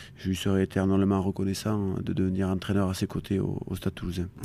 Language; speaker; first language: French; native; French